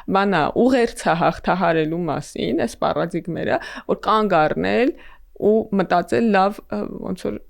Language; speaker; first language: Armenian; native; Armenian